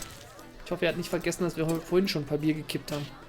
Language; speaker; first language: German; native; German